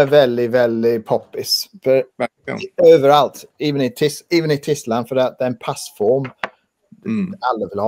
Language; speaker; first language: Swedish; non-native, fluent; English